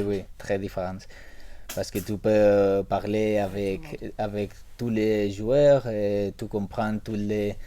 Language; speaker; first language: French; non-native, learner; Spanish